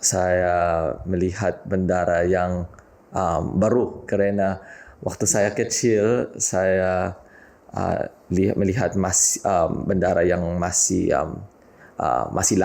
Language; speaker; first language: Indonesian; non-native, learner; English